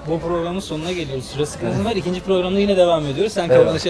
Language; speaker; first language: Turkish; native; Turkish